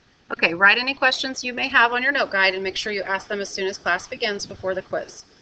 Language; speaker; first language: English; native; English